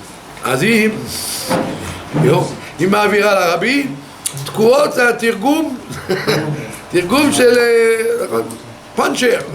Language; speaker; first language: Hebrew; non-native, fluent; French